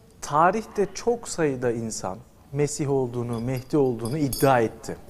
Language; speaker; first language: Turkish; native; Turkish